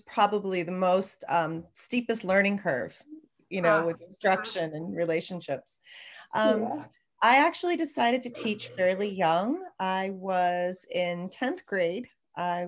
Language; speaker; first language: English; native; English